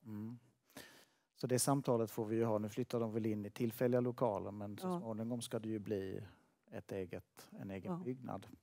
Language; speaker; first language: Swedish; native; Swedish